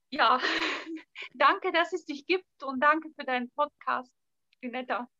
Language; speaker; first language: German; non-native, fluent; Bulgarian